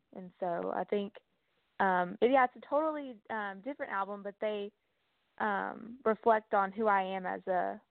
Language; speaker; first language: English; native; English